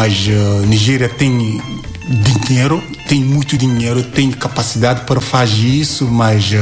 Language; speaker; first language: Portuguese; non-native, learner; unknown